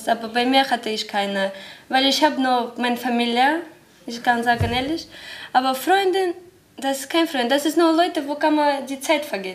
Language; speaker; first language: German; non-native, learner; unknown